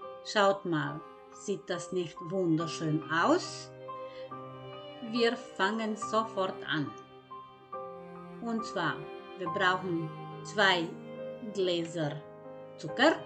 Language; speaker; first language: German; non-native, fluent; Croatian